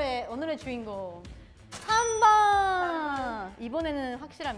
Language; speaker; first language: Korean; native; Korean